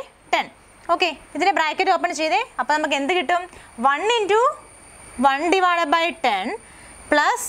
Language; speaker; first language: Malayalam; native; Malayalam